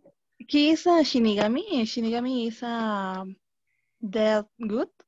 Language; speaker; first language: English; non-native, learner; Spanish